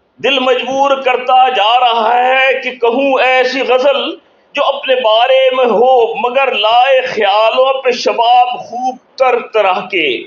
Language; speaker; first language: Urdu; native; Urdu